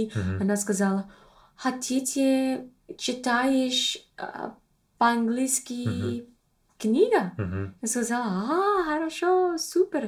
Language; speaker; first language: Russian; non-native, learner; English